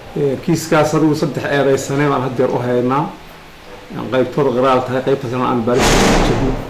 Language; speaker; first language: Somali; native; Somali